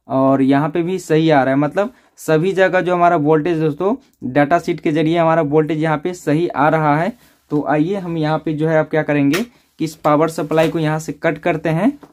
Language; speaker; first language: Hindi; native; Hindi